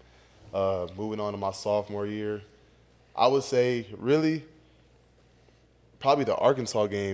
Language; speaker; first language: English; native; English